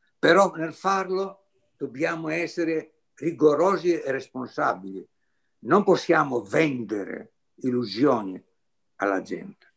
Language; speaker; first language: Italian; non-native, fluent; Greek